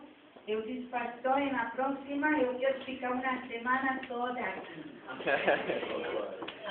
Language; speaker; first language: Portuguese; non-native, learner; Spanish